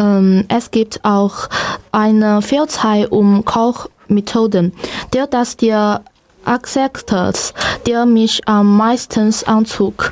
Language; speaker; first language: German; non-native, learner; Chinese